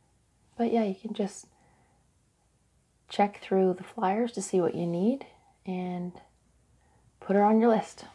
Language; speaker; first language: English; native; English